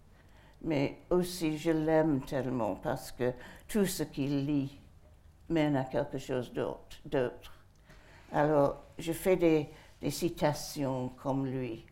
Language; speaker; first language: French; non-native, fluent; English